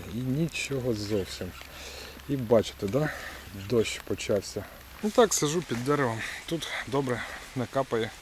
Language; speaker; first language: Ukrainian; non-native, local second language; Russian